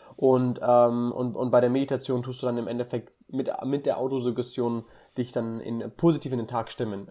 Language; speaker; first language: German; early bilingual, other home language; Russian